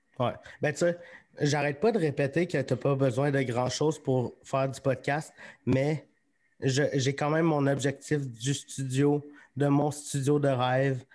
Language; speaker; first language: French; native; French